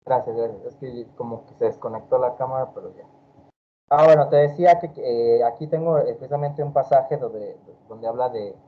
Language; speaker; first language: Spanish; native; Spanish